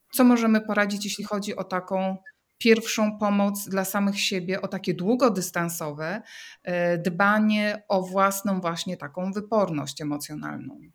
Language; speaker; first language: Polish; native; Polish